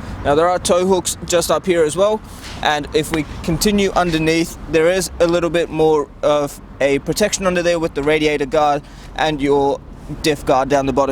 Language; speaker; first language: English; native; English